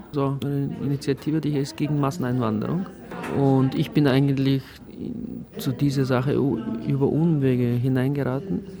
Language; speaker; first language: German; non-native, fluent; Bulgarian